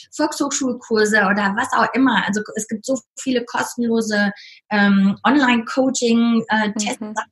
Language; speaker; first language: German; native; German